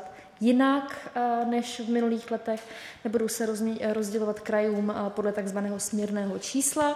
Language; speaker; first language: Czech; native; Czech